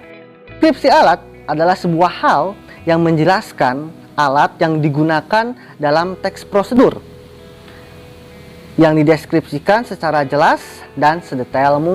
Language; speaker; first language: Indonesian; native; Indonesian